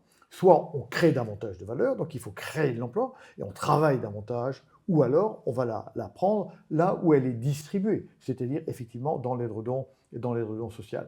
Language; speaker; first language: French; native; French